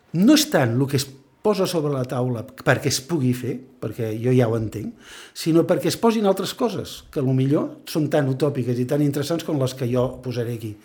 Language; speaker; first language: Catalan; native; Catalan